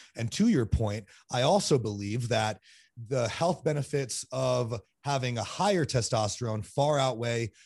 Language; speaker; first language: English; native; English